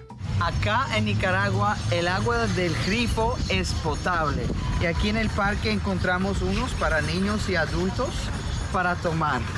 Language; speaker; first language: Spanish; non-native, fluent; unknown